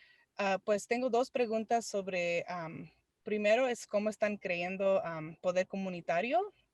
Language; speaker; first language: Spanish; early bilingual, heritage; Spanish